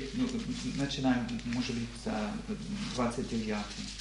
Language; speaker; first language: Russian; non-native, learner; English